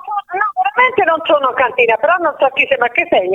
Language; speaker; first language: Italian; native; Italian